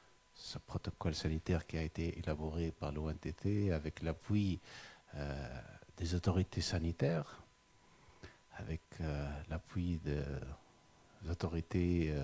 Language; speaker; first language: French; non-native, local second language; Arabic